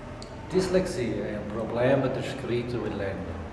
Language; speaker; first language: Portuguese; non-native, learner; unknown